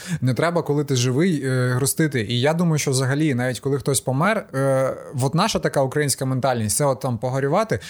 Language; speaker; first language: Ukrainian; non-native, local second language; Russian